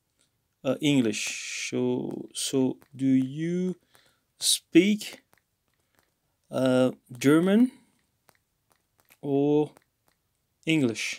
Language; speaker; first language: English; non-native, fluent; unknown